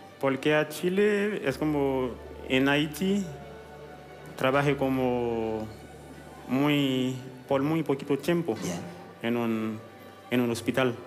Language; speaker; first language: Spanish; non-native, learner; Haitian Creole